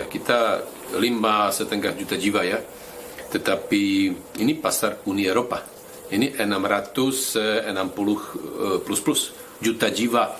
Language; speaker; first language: Indonesian; non-native, fluent; Slovak